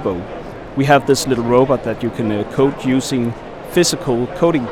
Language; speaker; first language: English; non-native, fluent; Danish